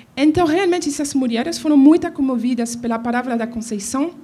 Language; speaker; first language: Portuguese; non-native, fluent; French